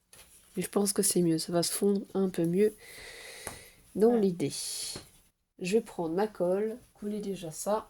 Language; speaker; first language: French; native; French